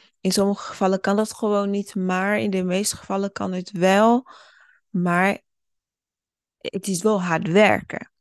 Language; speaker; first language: Dutch; early bilingual, other home language; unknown